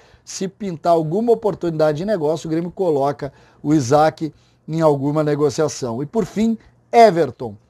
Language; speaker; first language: Portuguese; native; Portuguese